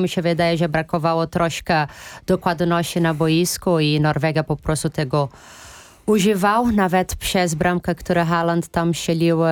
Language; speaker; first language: Polish; non-native, fluent; Portuguese